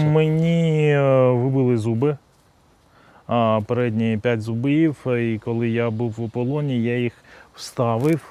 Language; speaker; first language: Ukrainian; non-native, local second language; Russian